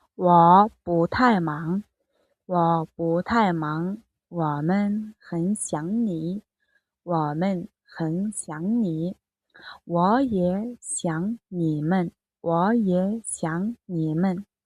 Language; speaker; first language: Chinese; non-native, fluent; Mongolian